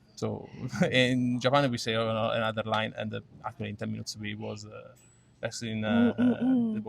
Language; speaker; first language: English; non-native, learner; Italian